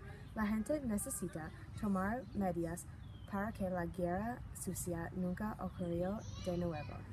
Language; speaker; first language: Spanish; non-native, learner; English